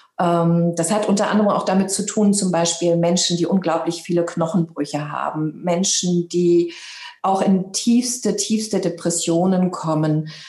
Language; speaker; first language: German; native; German